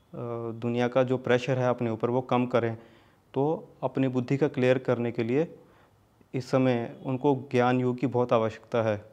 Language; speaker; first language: Hindi; native; Hindi